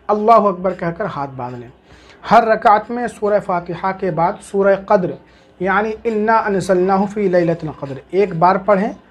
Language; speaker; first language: Hindi; native; Hindi